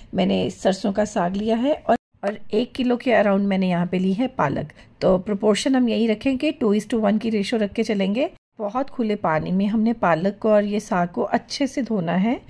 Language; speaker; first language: Hindi; non-native, local second language; Punjabi